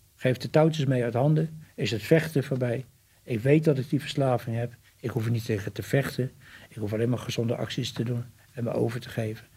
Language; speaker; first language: Dutch; native; Dutch